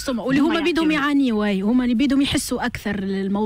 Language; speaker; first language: Arabic; native; Arabic